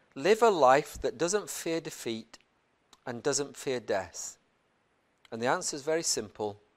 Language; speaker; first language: English; native; English